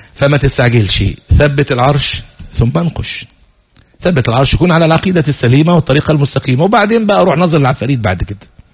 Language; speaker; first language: Arabic; native; Arabic